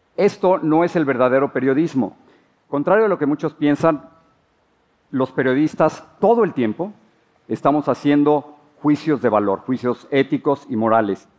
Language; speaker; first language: Spanish; native; Spanish